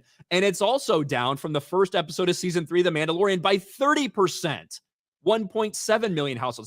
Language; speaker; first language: English; native; English